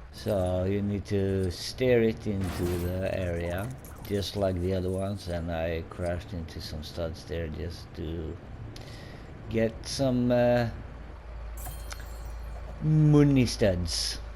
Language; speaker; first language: English; non-native, fluent; Swedish